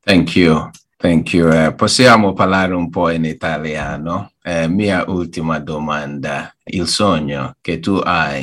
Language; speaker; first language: Italian; non-native, learner; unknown